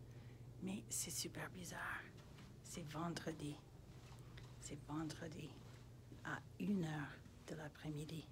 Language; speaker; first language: French; non-native, fluent; English